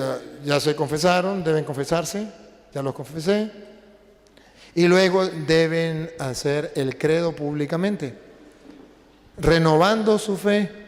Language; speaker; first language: Spanish; native; Spanish